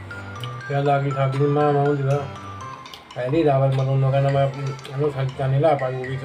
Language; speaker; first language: Filipino; non-native, learner; Punjabi